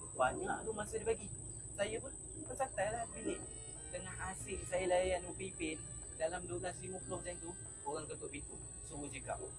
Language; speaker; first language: Malay; native; Malay